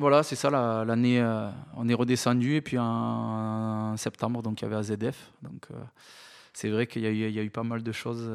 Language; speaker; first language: French; native; French